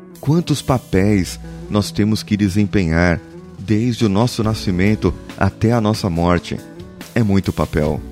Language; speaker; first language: Portuguese; native; Portuguese